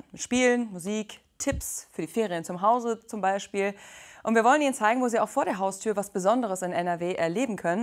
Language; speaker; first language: German; native; German